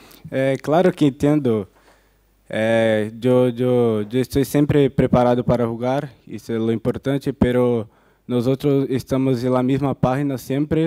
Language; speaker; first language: Spanish; non-native, fluent; Portuguese